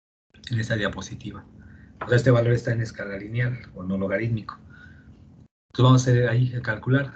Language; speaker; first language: Spanish; native; Spanish